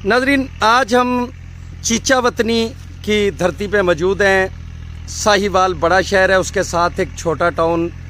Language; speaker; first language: Urdu; non-native, local second language; Punjabi